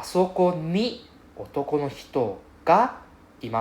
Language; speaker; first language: Japanese; non-native, fluent; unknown